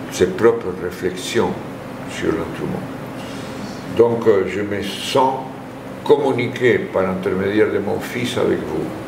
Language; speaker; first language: French; non-native, fluent; Spanish